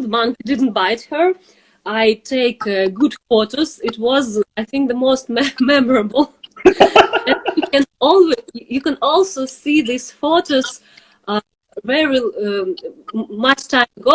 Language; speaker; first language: English; non-native, fluent; Russian